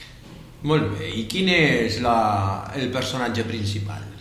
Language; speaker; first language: Catalan; native; Catalan